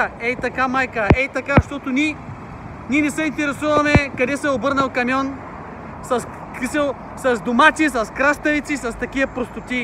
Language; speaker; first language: Bulgarian; native; Bulgarian